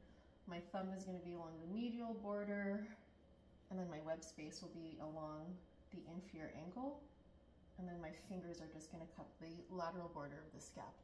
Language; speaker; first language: English; native; English